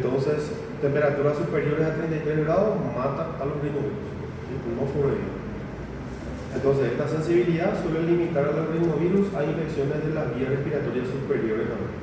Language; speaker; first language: Spanish; native; Spanish